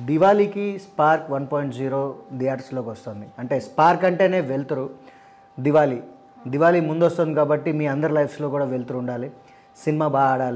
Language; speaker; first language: Telugu; native; Telugu